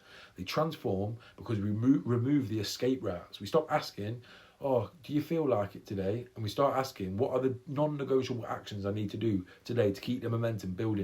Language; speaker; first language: English; native; English